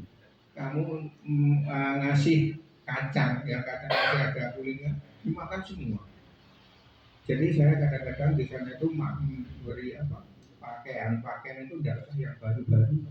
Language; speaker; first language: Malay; non-native, local second language; Javanese